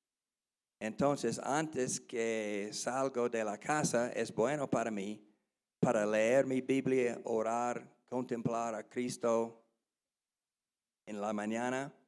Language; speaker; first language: Spanish; non-native, learner; English